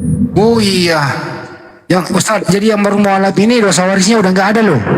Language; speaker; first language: Indonesian; native; Indonesian